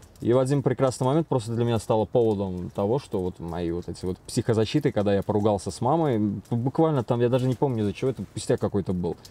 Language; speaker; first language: Russian; native; Russian